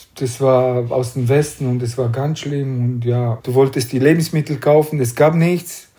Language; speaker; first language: German; non-native, fluent; Romanian